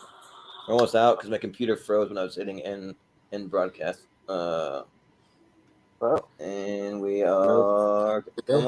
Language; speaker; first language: English; native; English